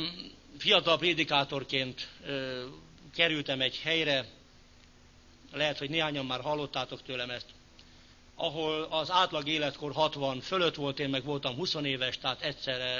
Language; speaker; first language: Hungarian; native; Hungarian